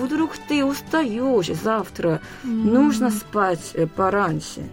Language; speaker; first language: Russian; non-native, local second language; Korean